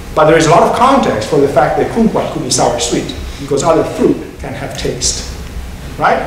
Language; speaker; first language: English; non-native, fluent; Italian